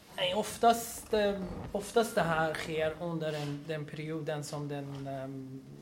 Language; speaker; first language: Swedish; non-native, fluent; Persian